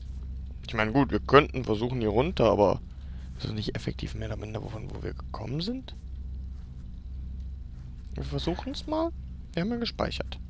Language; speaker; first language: German; native; German